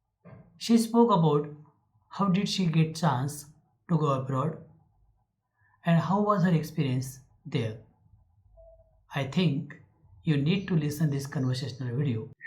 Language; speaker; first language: English; non-native, learner; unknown